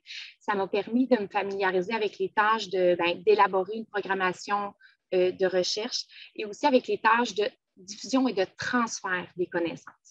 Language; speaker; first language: French; native; French